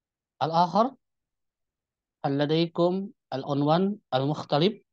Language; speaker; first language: Arabic; non-native, fluent; Indonesian